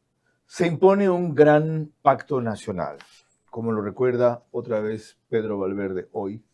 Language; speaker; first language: Spanish; native; Spanish